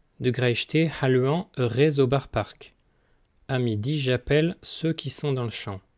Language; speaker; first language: French; native; French